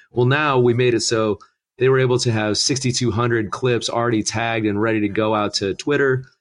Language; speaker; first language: English; native; English